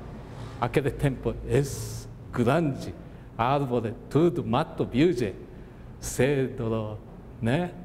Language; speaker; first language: Portuguese; non-native, learner; Japanese